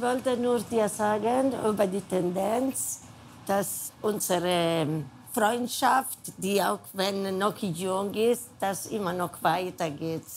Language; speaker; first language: German; non-native, learner; Spanish